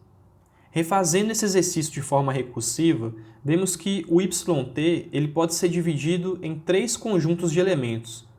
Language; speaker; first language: Portuguese; native; Portuguese